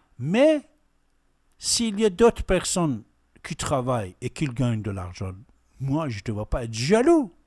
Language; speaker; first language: French; non-native, fluent; Persian